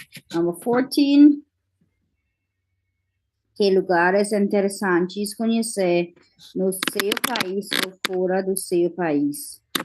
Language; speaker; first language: Portuguese; non-native, fluent; English